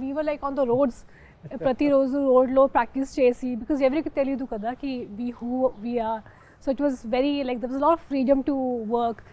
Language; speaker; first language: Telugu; non-native, local second language; Hindi